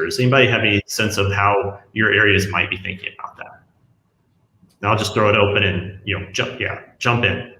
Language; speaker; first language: English; native; English